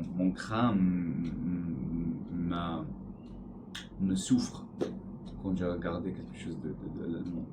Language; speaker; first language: French; non-native, learner; Arabic